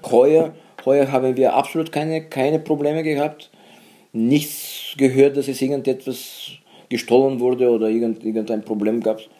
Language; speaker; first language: German; non-native, fluent; Bulgarian